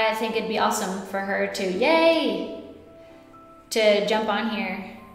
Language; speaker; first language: English; native; English